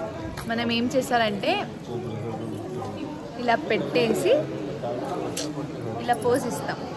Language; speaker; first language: Telugu; non-native, local second language; Kannada